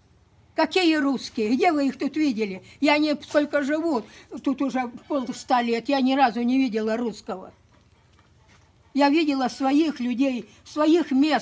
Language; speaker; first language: Russian; native; Russian